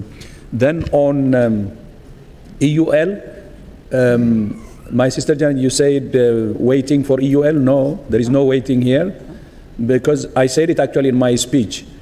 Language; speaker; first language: English; non-native, fluent; Tigrinya